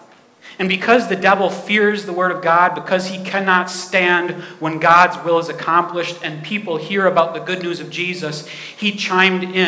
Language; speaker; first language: English; native; English